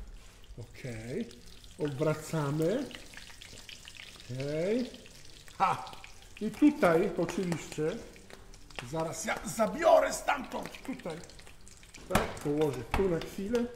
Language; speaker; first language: Polish; non-native, fluent; Italian